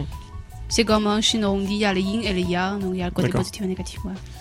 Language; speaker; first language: French; non-native, learner; Chinese